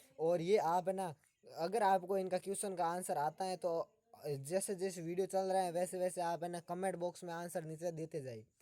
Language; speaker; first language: Hindi; native; Hindi